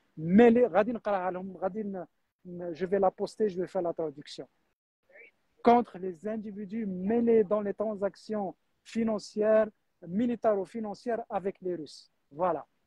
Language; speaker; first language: French; non-native, local second language; Arabic